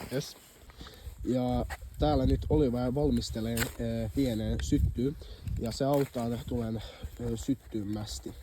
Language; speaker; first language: Finnish; non-native, local second language; Swedish